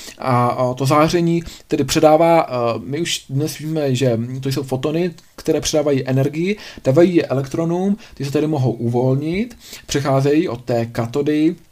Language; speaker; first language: Czech; native; Czech